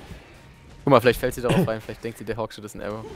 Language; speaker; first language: German; native; German